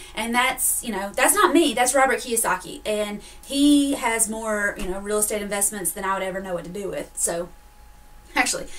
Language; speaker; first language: English; native; English